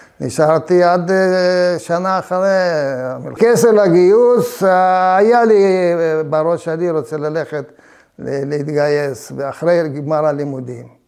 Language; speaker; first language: Hebrew; early bilingual, other home language; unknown